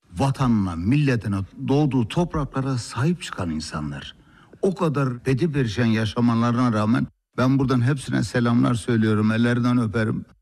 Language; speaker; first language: Turkish; native; Turkish